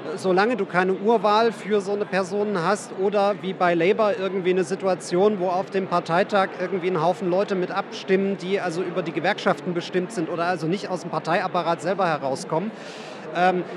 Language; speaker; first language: German; native; German